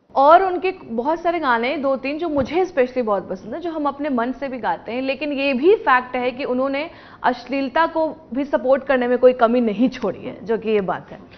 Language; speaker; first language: Hindi; native; Hindi